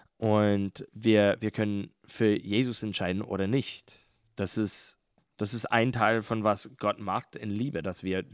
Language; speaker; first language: German; non-native, learner; English